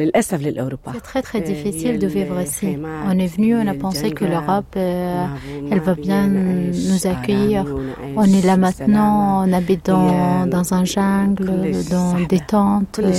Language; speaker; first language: French; non-native, learner; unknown